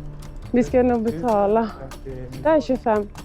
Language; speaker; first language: Swedish; native; Swedish